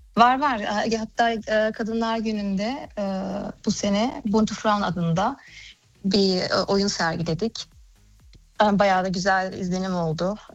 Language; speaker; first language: Turkish; early bilingual, heritage; Turkish